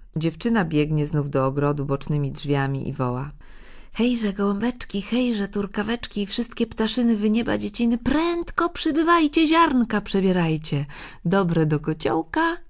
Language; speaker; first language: Polish; native; Polish